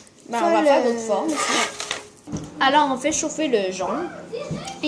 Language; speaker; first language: French; native; French